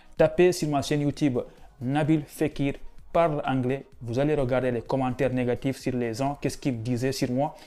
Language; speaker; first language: French; non-native, local second language; Wolof